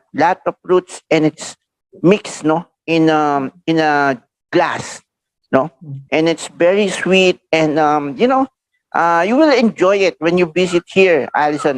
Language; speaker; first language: English; non-native, local second language; Filipino